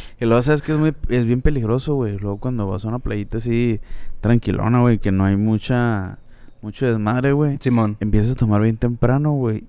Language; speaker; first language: Spanish; native; Spanish